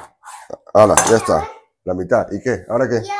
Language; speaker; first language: Spanish; native; Spanish